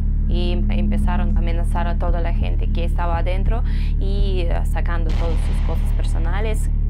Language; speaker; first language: Spanish; non-native, fluent; Russian